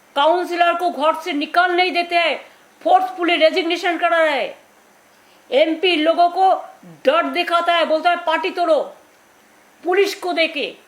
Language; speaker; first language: Hindi; non-native, local second language; Bangla